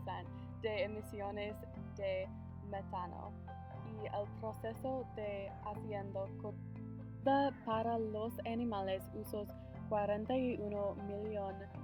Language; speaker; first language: Spanish; non-native, learner; English